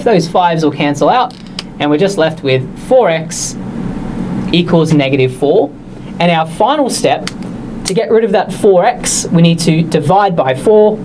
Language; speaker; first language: English; native; English